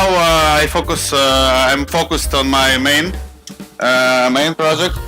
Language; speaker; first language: English; non-native, learner; Russian